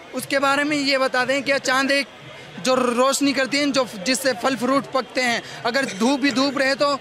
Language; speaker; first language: Hindi; native; Hindi